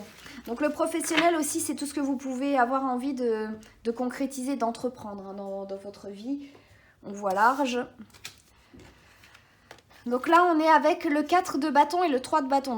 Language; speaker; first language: French; native; French